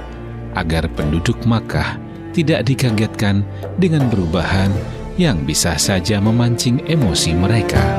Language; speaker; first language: Indonesian; native; Indonesian